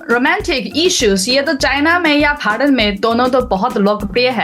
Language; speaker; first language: Hindi; non-native, learner; Chinese